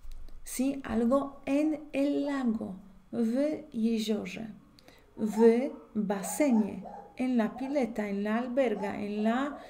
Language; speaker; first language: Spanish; non-native, fluent; Polish